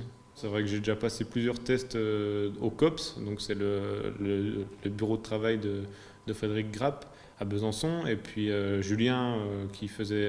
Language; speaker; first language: French; native; French